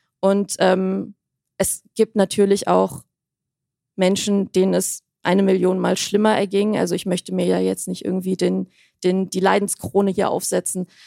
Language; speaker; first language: German; early bilingual, other home language; Armenian